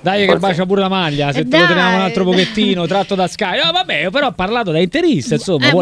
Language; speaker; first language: Italian; native; Italian